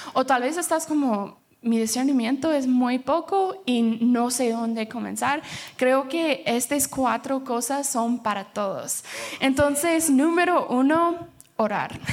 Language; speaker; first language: Spanish; early bilingual, heritage; Spanish